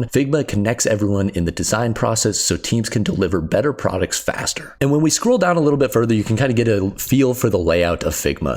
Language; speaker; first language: English; native; English